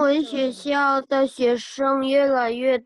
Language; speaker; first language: Chinese; non-native, learner; Indonesian